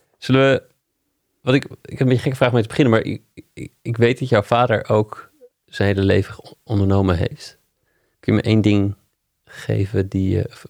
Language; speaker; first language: Dutch; non-native, fluent; English